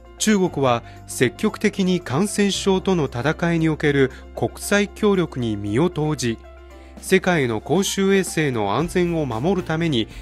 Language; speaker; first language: Japanese; non-native, fluent; Chinese